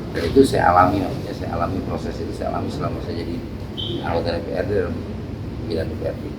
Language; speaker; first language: Indonesian; non-native, local second language; Minangkabau